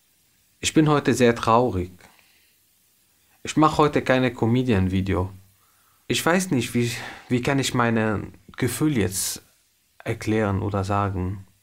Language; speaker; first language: German; non-native, learner; Arabic